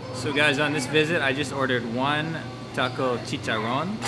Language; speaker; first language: English; native; English